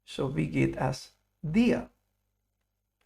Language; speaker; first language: German; non-native, fluent; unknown